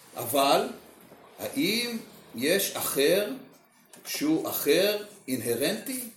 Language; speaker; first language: Hebrew; native; Hebrew